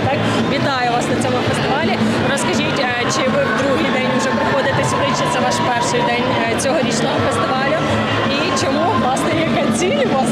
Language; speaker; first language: Ukrainian; native; Ukrainian